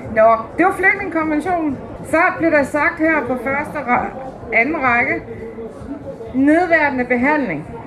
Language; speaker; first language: Danish; native; Danish